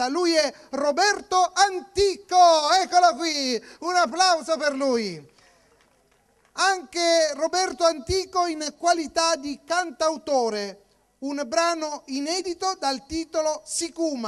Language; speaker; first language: Italian; native; Italian